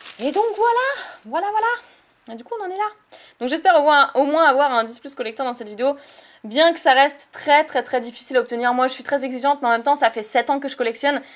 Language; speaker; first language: French; native; French